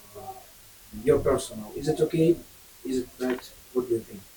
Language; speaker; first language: English; non-native, learner; Ukrainian